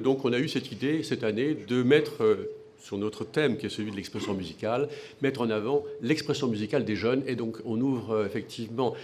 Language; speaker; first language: French; native; French